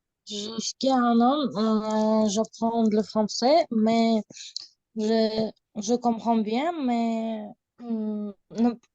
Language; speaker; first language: French; non-native, learner; Uzbek